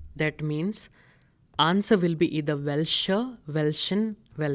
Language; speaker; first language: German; non-native, fluent; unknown